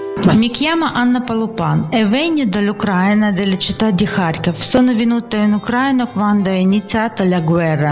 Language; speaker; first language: Italian; non-native, learner; Ukrainian